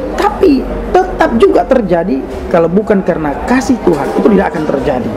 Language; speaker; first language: Indonesian; native; Indonesian